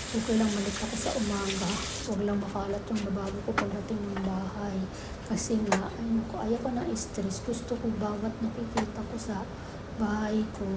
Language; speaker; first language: Filipino; non-native, local second language; Waray